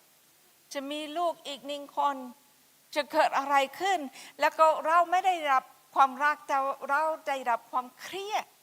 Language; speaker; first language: Thai; non-native, fluent; English